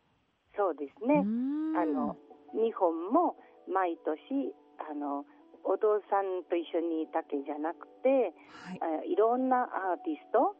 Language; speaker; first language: Japanese; non-native, learner; Catalan